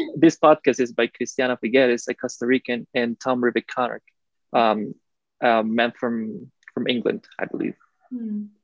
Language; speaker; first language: English; non-native, fluent; Spanish